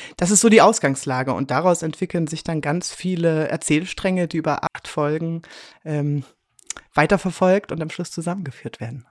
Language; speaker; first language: German; native; German